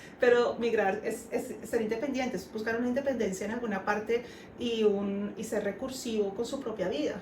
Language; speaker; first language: Spanish; native; Spanish